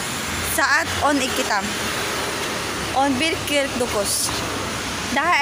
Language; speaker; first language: Turkish; non-native, learner; Filipino